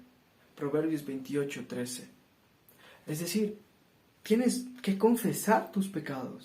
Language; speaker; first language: Spanish; native; Spanish